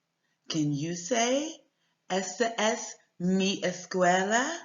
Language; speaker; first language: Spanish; non-native, learner; English